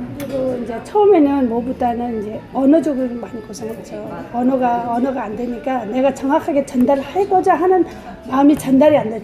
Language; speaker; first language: Korean; non-native, fluent; Nepali